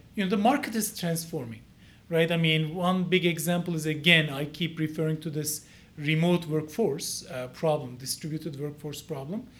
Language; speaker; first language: English; non-native, fluent; Turkish